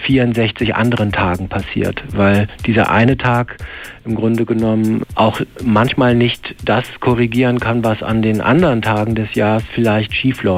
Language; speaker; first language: German; native; German